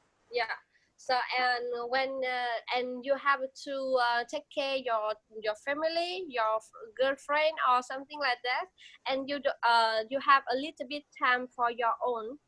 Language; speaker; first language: English; non-native, learner; Vietnamese